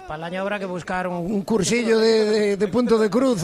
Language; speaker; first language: Spanish; native; Spanish